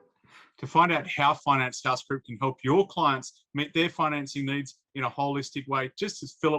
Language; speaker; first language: English; native; English